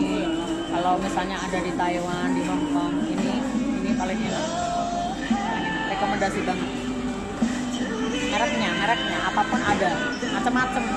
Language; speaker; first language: Indonesian; non-native, local second language; Javanese